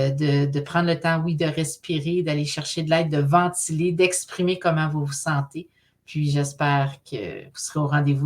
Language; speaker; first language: French; native; French